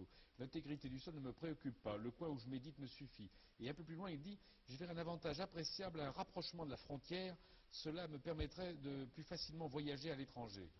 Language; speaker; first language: French; native; French